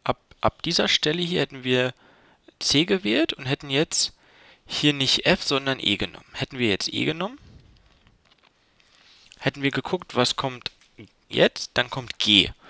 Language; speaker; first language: German; native; German